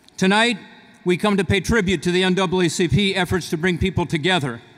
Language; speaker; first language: English; native; English